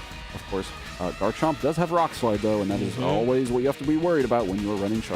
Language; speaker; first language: English; native; English